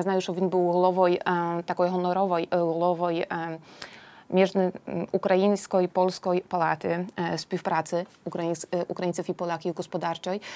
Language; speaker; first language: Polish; non-native, learner; Ukrainian